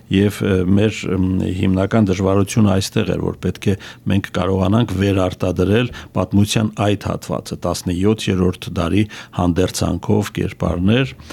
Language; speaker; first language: Armenian; native; Armenian